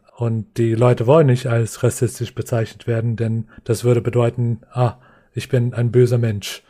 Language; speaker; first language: German; non-native, fluent; English